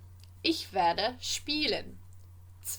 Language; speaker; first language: German; non-native, fluent; English